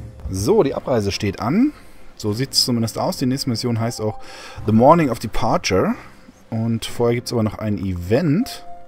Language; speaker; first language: German; native; German